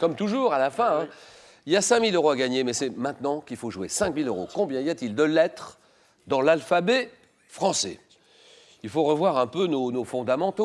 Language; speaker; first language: French; native; French